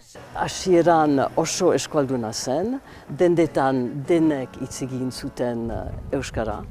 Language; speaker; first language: Basque; non-native, local second language; English